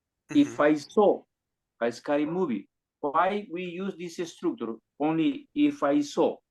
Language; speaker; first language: English; non-native, learner; Spanish